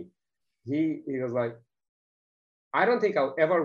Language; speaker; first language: English; non-native, local second language; Bangla